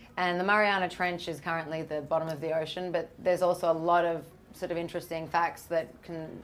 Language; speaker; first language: English; native; English